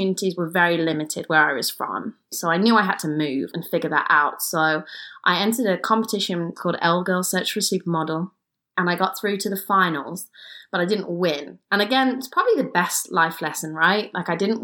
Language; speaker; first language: English; native; English